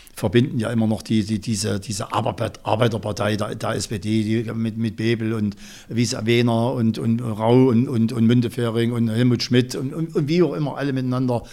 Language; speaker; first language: German; native; German